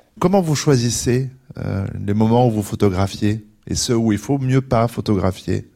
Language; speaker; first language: French; native; French